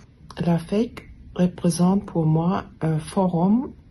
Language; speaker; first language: French; non-native, fluent; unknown